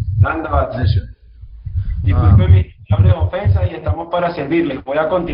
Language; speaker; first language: Spanish; native; Spanish